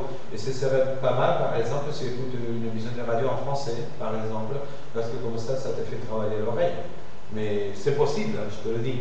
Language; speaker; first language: French; non-native, fluent; Spanish